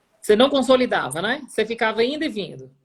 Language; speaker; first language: Portuguese; native; Portuguese